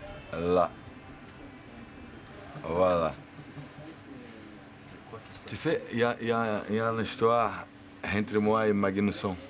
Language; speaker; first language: French; non-native, fluent; Portuguese